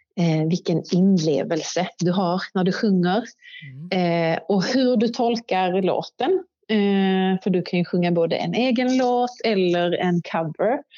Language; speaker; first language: Swedish; native; Swedish